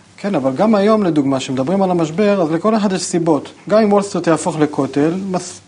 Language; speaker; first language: Hebrew; native; Hebrew